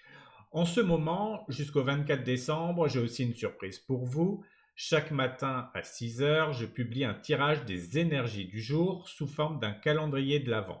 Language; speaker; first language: French; native; French